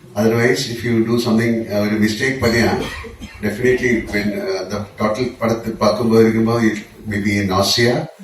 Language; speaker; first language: English; non-native, local second language; Malayalam